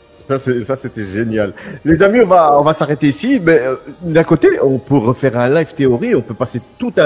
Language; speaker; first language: French; native; French